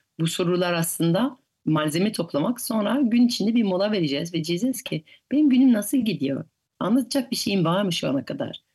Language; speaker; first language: Turkish; non-native, fluent; French